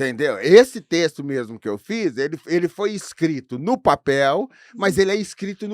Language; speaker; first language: Portuguese; native; Portuguese